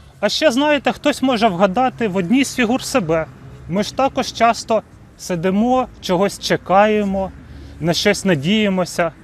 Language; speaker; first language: Ukrainian; native; Ukrainian